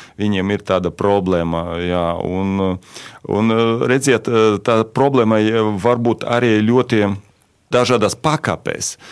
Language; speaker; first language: Latvian; non-native, local second language; Russian